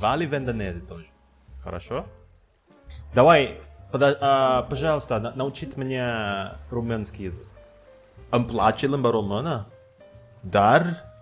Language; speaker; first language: Russian; non-native, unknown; Indonesian